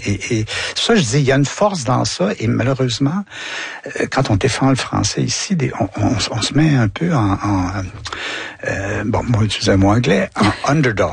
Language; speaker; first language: French; native; French